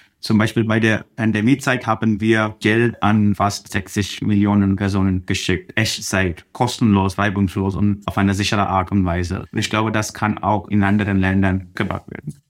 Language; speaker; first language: German; non-native, fluent; Telugu